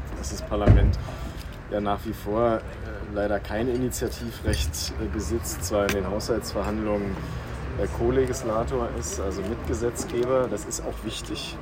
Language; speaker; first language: German; native; German